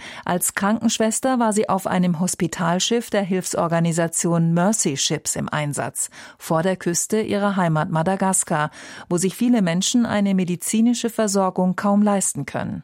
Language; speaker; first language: German; native; German